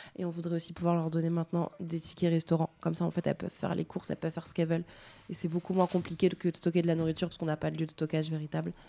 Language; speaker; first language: French; native; French